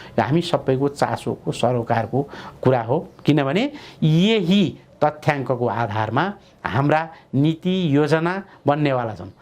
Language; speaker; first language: Nepali; native; Nepali